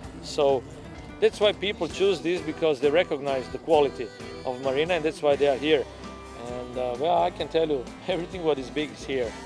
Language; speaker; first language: English; non-native, fluent; Croatian